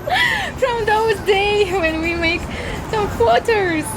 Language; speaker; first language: English; non-native, learner; Russian